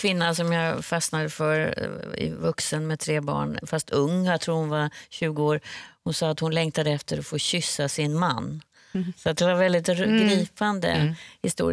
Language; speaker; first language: Swedish; native; Swedish